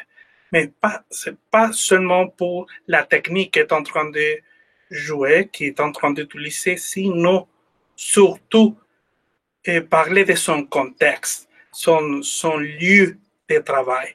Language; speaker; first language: French; non-native, fluent; Spanish